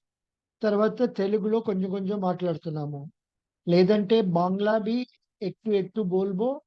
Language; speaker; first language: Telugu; non-native, local second language; Tamil